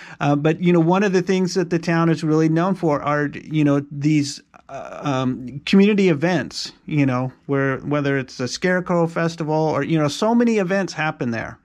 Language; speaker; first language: English; native; English